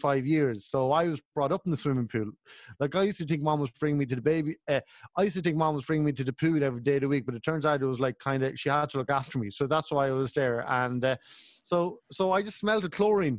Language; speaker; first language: English; native; English